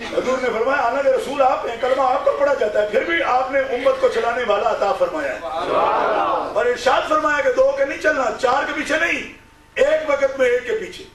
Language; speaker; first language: Urdu; non-native, local second language; Punjabi